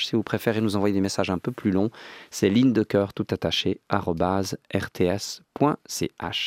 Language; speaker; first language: French; native; French